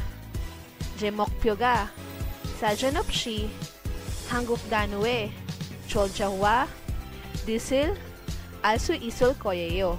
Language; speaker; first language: Korean; non-native, learner; Filipino